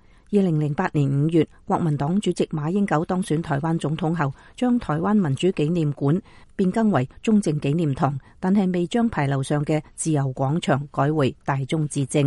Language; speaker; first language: Chinese; native; Chinese